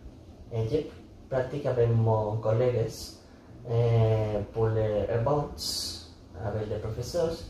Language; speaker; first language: French; non-native, learner; Spanish